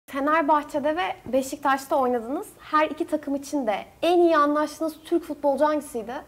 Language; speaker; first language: Turkish; native; Turkish